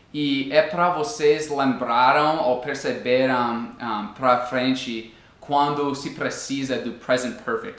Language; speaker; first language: Portuguese; non-native, fluent; English